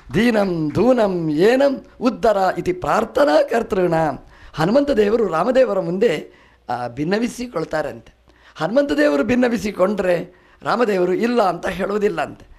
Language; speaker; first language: Kannada; non-native, local second language; Tulu